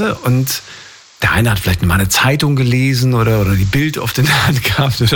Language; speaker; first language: German; native; German